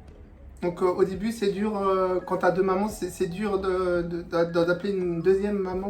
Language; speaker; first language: French; native; French